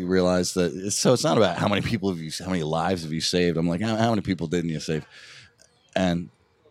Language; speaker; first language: English; native; English